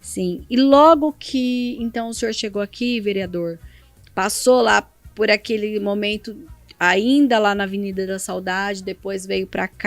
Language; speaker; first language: Portuguese; native; Portuguese